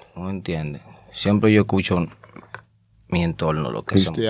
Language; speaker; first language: Spanish; native; Spanish